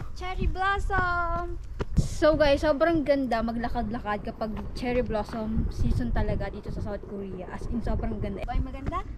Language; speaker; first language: Filipino; native; Filipino